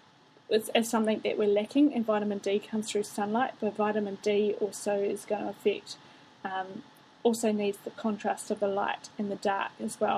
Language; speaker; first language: English; native; English